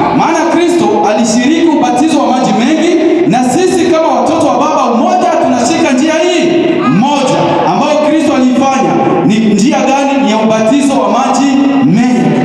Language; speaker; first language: Swahili; native; Swahili